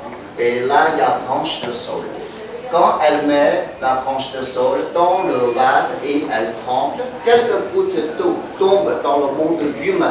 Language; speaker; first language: French; non-native, fluent; Chinese